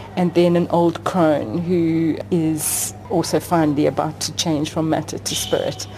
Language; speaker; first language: English; native; English